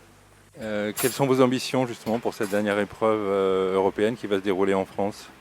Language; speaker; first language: French; native; French